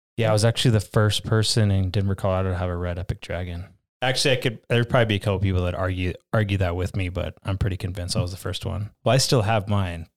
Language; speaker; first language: English; native; English